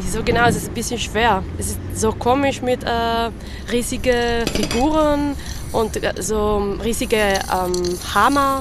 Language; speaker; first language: German; non-native, learner; French